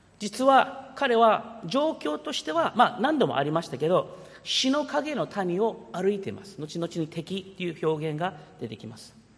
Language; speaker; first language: Japanese; early bilingual, heritage; Japanese